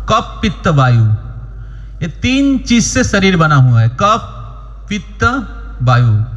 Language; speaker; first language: Hindi; non-native, local second language; Bangla